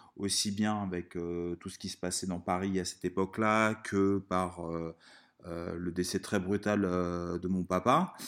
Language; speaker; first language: French; early bilingual, other home language; Italian